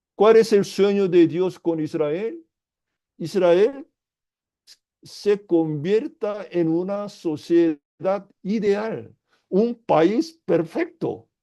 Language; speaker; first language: Spanish; non-native, fluent; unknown